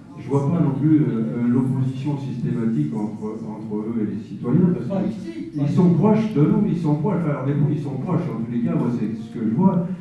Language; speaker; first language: French; native; French